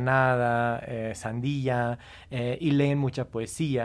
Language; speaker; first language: Spanish; non-native, fluent; English